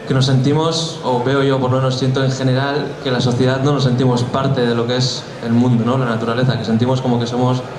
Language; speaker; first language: Spanish; non-native, local second language; Basque